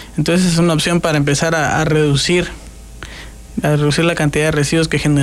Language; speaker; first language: Spanish; native; Spanish